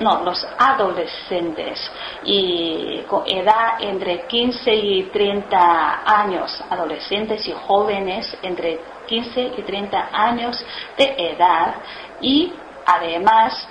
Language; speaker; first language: Spanish; non-native, learner; Chinese